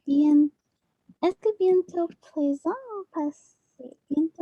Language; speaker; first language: French; non-native, learner; English